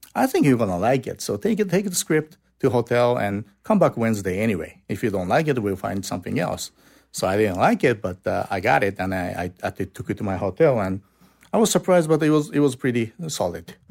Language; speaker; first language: English; non-native, fluent; Japanese